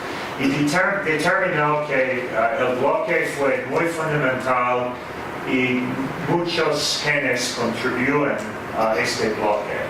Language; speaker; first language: Spanish; non-native, fluent; English